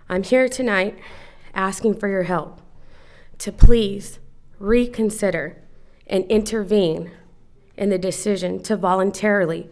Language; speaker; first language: English; native; English